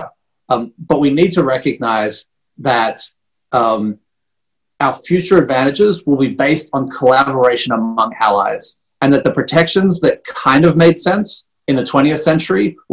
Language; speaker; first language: English; native; English